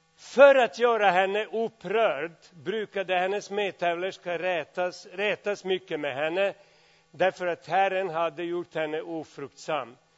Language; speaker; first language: Swedish; non-native, fluent; Serbian